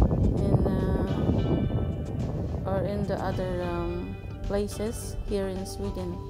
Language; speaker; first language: English; non-native, learner; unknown